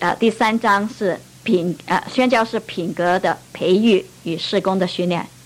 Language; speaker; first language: Chinese; non-native, local second language; Cantonese